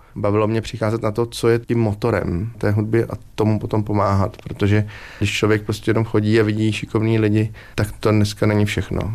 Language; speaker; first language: Czech; native; Czech